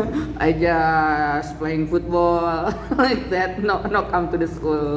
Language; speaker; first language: English; non-native, learner; Indonesian